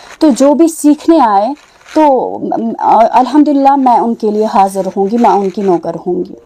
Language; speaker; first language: Urdu; non-native, local second language; Kashmiri